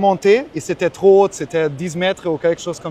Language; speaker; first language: French; non-native, learner; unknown